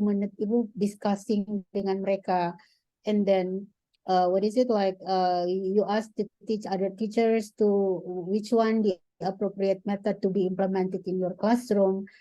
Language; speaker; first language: English; non-native, fluent; Indonesian